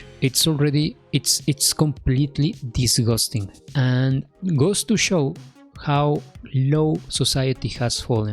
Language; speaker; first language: English; non-native, fluent; Spanish